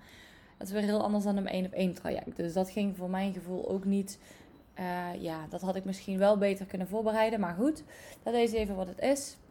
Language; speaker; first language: Dutch; native; Dutch